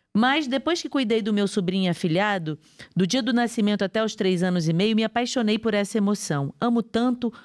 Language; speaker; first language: Portuguese; native; Portuguese